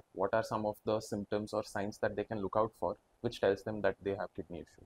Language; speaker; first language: English; non-native, local second language; Kannada